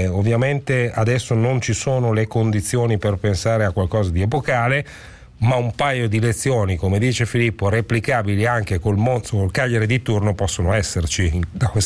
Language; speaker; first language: Italian; native; Italian